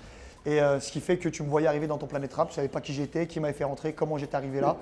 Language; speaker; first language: French; native; French